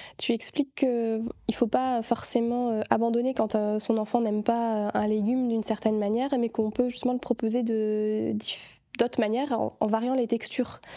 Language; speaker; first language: French; native; French